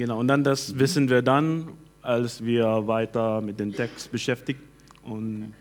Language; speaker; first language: German; non-native, fluent; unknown